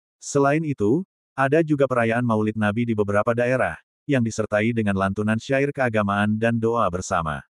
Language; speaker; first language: Indonesian; native; Indonesian